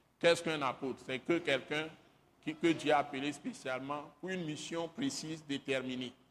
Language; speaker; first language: French; non-native, local second language; Ewe